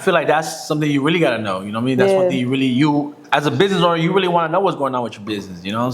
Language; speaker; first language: English; native; English